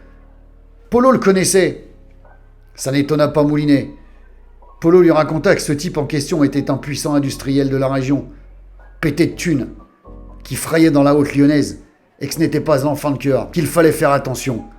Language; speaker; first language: French; native; French